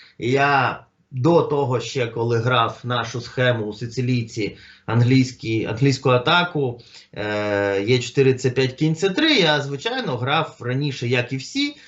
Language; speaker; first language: Ukrainian; native; Ukrainian